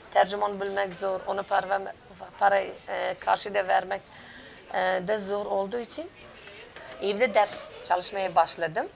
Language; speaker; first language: Turkish; non-native, fluent; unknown